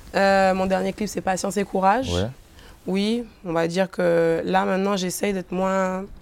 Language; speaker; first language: French; native; French